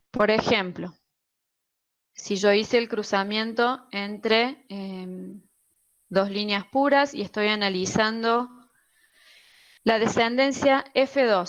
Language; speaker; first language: Spanish; native; Spanish